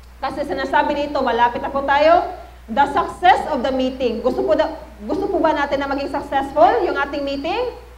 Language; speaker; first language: Filipino; non-native, local second language; Cebuano